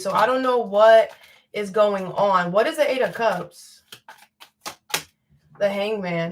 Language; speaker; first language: English; native; English